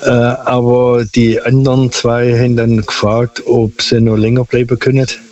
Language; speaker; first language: German; non-native, local second language; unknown